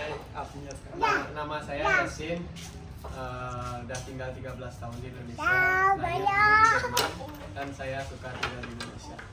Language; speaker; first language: Indonesian; early bilingual, other home language; German